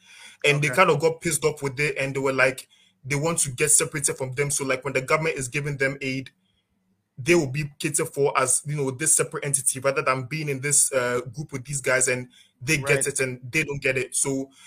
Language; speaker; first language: English; non-native, local second language; Akan